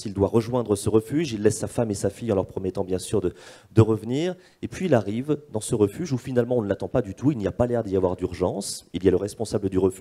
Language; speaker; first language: French; native; French